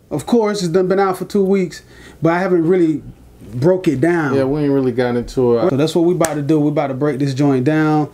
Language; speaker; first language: English; native; English